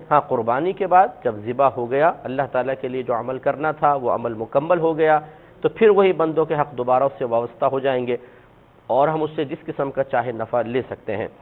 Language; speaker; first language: Urdu; native; Urdu